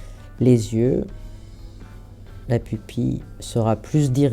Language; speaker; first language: French; native; French